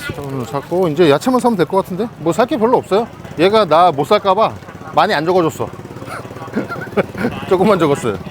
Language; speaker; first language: Korean; native; Korean